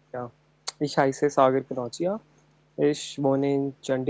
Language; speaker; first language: German; non-native, learner; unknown